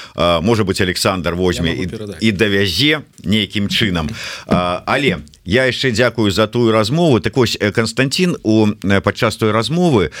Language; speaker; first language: Belarusian; non-native, local second language; Russian